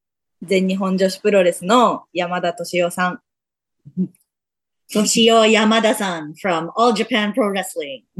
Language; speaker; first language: Japanese; non-native, fluent; English